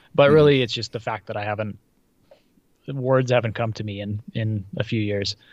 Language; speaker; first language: English; early bilingual, other home language; Russian